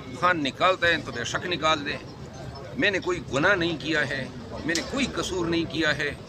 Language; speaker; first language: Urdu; non-native, local second language; Pashto